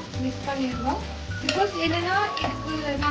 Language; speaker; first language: Tamil; non-native, learner; Hindi